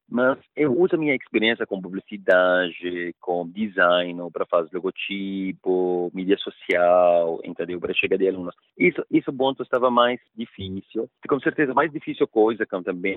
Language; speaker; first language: Portuguese; non-native, learner; Arabic